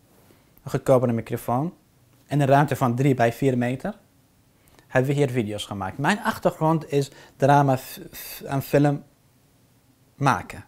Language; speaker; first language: Dutch; non-native, fluent; Arabic